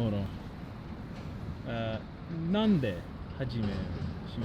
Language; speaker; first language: Japanese; non-native, learner; English